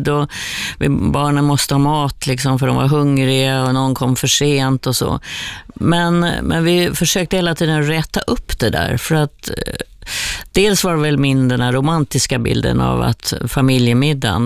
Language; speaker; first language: Swedish; native; Swedish